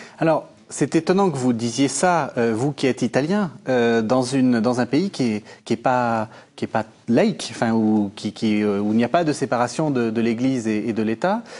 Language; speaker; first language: French; native; French